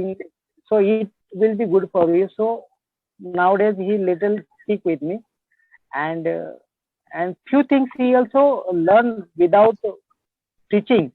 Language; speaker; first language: English; non-native, learner; Marathi